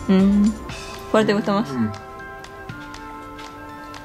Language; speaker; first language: Spanish; non-native, fluent; Japanese